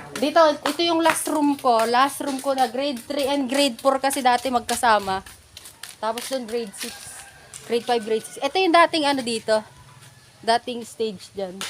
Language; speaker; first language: Filipino; native; Filipino